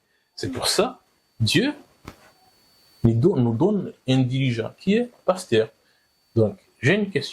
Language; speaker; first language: French; non-native, fluent; Kinyarwanda